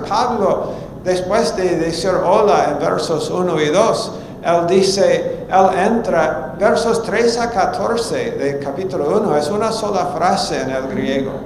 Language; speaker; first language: Spanish; non-native, fluent; English